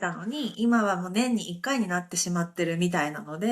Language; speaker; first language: Japanese; native; Japanese